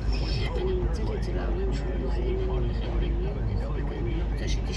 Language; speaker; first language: Hebrew; native; Hebrew